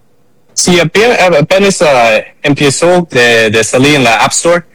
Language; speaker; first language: Spanish; early bilingual, heritage; English